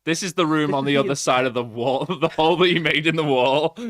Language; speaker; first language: English; native; English